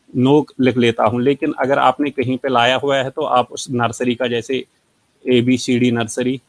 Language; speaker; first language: Hindi; native; Hindi